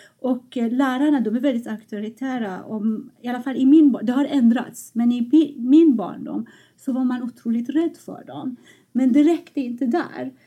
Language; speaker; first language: Swedish; non-native, fluent; Persian